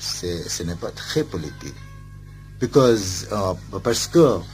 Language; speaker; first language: French; non-native, fluent; Bangla